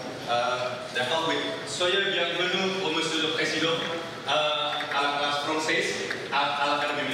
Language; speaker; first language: French; non-native, learner; Indonesian